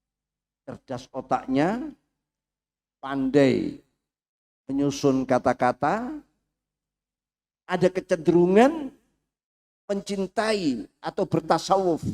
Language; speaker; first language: Indonesian; native; Indonesian